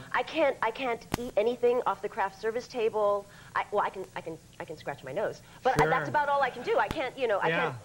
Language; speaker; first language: English; native; English